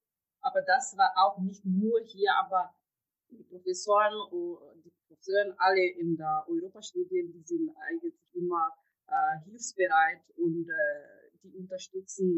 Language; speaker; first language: German; non-native, fluent; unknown